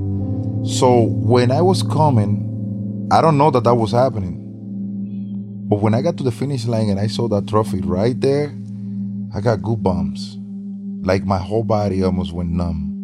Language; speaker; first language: English; non-native, fluent; Spanish